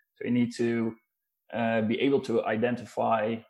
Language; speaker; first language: English; non-native, fluent; Dutch